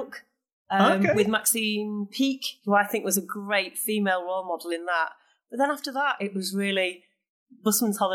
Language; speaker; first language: English; native; English